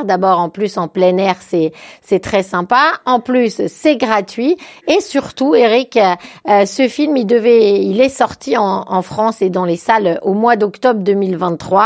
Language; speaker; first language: French; native; French